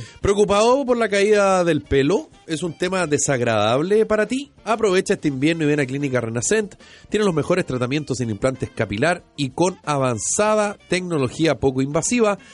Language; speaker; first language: Spanish; native; Spanish